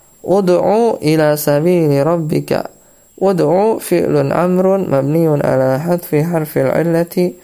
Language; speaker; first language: Arabic; non-native, fluent; Indonesian